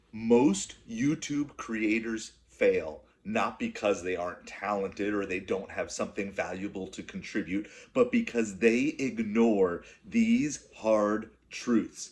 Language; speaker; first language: English; native; English